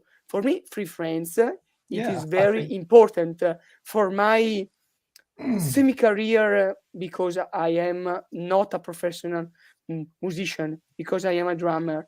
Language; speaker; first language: English; non-native, learner; Italian